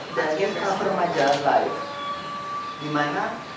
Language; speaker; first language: Indonesian; native; Indonesian